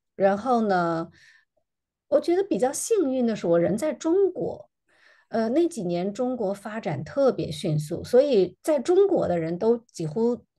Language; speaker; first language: Chinese; native; Chinese